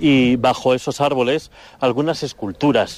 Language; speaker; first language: Spanish; native; Spanish